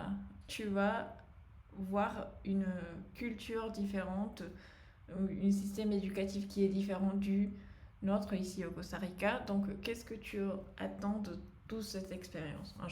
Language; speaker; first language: French; non-native, fluent; Spanish